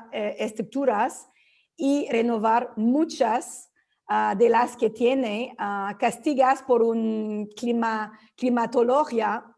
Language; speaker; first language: Spanish; non-native, fluent; French